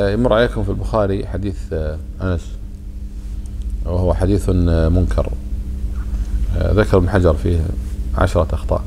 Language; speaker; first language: Arabic; native; Arabic